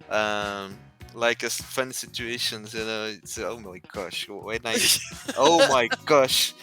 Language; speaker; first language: English; non-native, learner; Portuguese